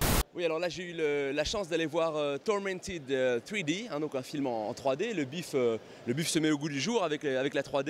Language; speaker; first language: French; native; French